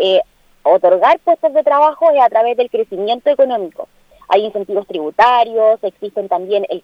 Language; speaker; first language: Spanish; native; Spanish